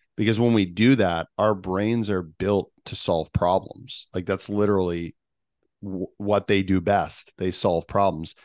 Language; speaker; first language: English; native; English